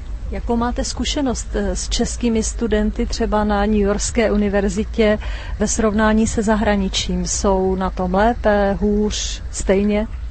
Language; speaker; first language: Czech; native; Czech